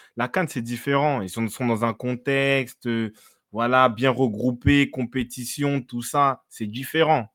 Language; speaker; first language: French; native; French